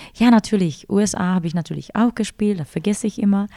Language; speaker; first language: German; non-native, fluent; Czech